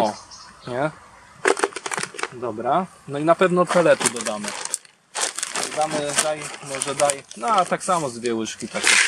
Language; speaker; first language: Polish; native; Polish